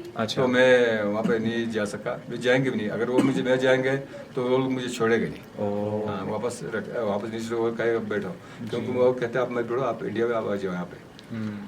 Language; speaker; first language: Hindi; non-native, local second language; Balti